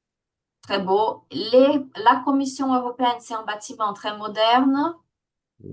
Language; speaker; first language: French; non-native, fluent; Portuguese